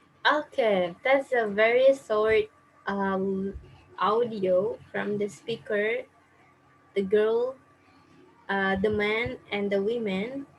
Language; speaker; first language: English; non-native, fluent; Indonesian